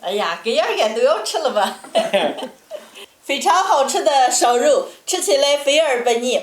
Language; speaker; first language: Chinese; native; Chinese